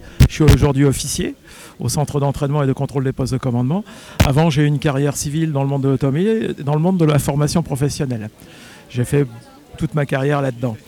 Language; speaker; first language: French; native; French